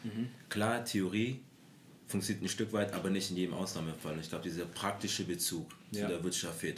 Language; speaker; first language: German; native; German